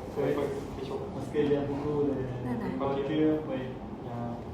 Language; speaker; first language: French; non-native, learner; Khmer